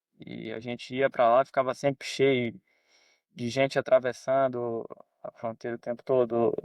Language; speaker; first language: Portuguese; native; Portuguese